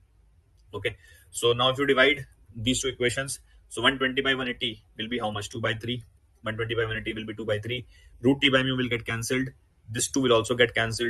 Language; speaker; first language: English; non-native, local second language; Hindi